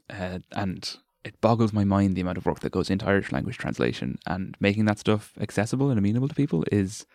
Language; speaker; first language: English; native; English